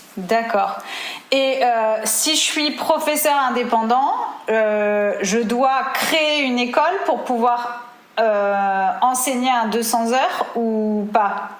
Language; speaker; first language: French; native; French